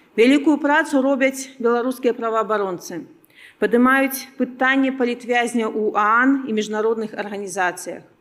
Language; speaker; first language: Belarusian; non-native, local second language; Russian